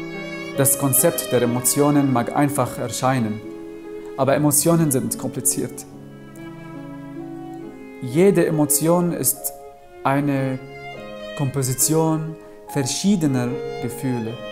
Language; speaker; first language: German; non-native, fluent; Arabic